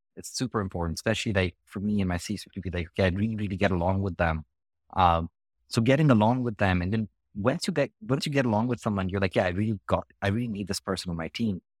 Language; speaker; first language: English; non-native, local second language; Hindi